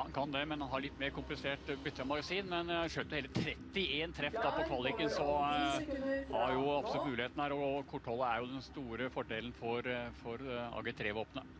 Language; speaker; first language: Norwegian; native; Norwegian